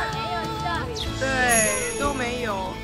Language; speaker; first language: Chinese; non-native, learner; Japanese